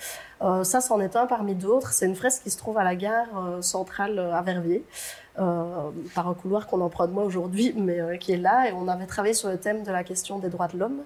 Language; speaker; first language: French; native; French